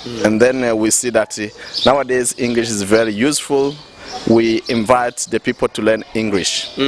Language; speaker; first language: English; non-native, local second language; Rundi